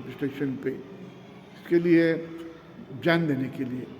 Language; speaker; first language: Hindi; non-native, local second language; Marathi